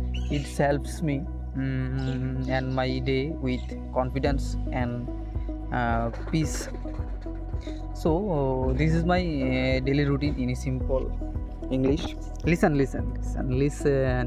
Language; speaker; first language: English; non-native, learner; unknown